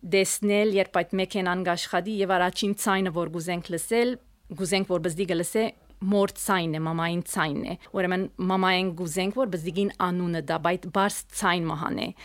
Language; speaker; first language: Armenian; early bilingual, heritage; Armenian